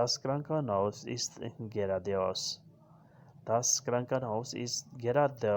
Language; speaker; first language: German; non-native, fluent; Urdu